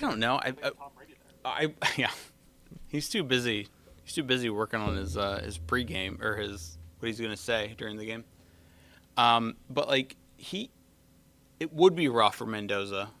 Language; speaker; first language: English; native; English